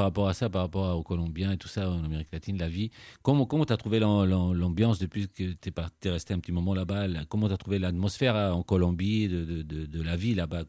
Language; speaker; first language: French; native; French